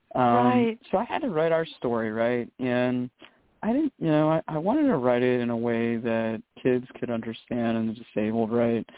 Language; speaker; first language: English; native; English